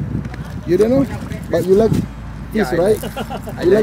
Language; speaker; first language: English; non-native, learner; Indonesian